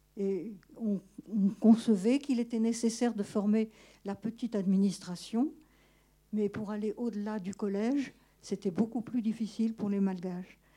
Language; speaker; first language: French; native; French